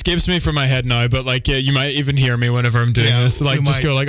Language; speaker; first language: English; native; English